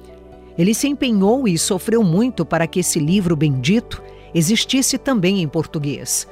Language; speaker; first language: Portuguese; native; Portuguese